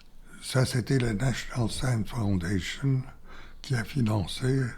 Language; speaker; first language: French; non-native, fluent; Bulgarian